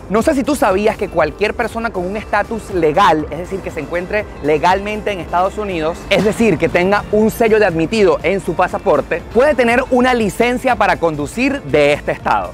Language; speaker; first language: Spanish; native; Spanish